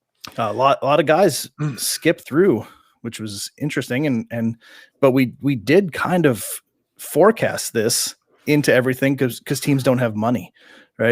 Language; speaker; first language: English; native; English